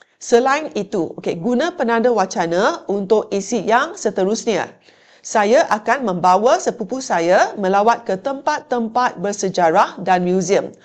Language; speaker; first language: Malay; non-native, local second language; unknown